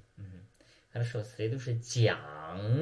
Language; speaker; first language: Russian; non-native, learner; Chinese